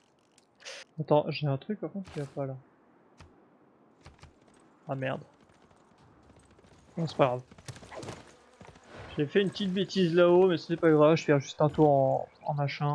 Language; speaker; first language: French; native; French